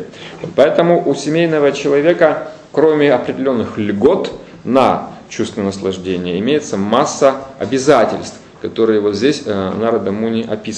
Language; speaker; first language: Russian; native; Russian